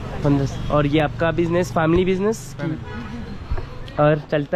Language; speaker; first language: Hindi; non-native, learner; French